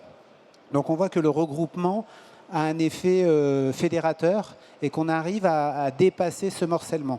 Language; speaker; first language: French; native; French